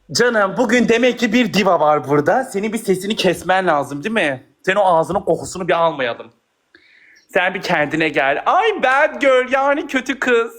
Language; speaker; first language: Turkish; native; Turkish